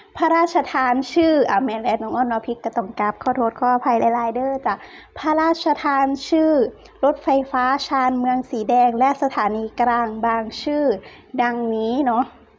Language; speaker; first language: Thai; non-native, local second language; Lao